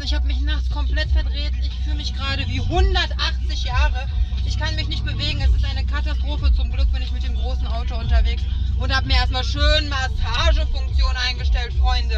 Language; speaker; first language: German; native; German